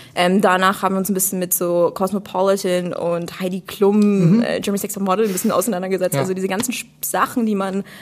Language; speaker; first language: German; non-native, fluent; English